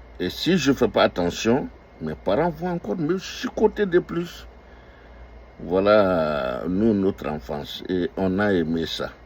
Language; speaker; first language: French; non-native, local second language; Dyula